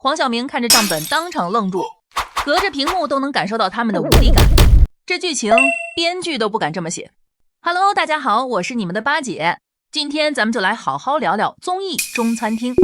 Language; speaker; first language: Chinese; native; Chinese